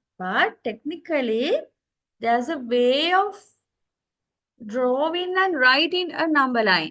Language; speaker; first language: English; non-native, local second language; Sinhala